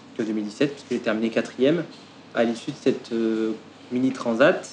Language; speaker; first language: French; native; French